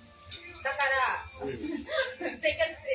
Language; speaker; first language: Japanese; non-native, learner; Filipino